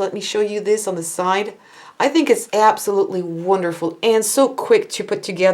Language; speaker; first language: English; non-native, fluent; French